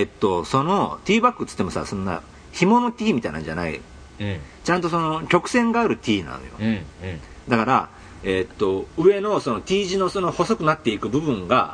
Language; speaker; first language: Japanese; native; Japanese